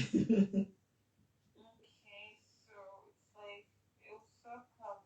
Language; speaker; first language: French; non-native, learner; English